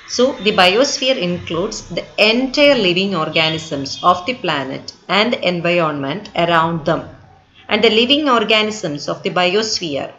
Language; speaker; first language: English; non-native, local second language; Malayalam